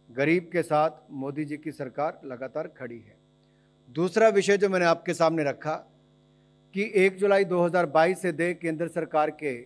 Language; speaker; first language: Hindi; native; Hindi